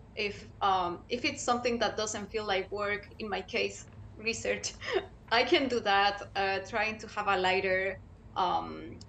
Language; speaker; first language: English; non-native, fluent; Spanish